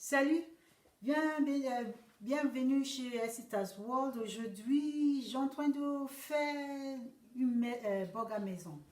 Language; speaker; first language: French; non-native, fluent; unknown